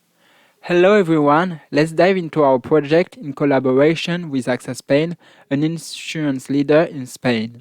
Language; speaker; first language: English; non-native, fluent; French